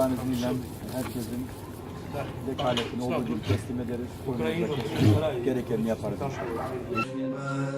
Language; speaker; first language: Turkish; early bilingual, heritage; Turkish